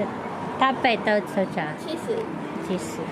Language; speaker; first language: Chinese; non-native, learner; Filipino